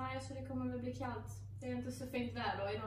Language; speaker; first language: Swedish; native; Swedish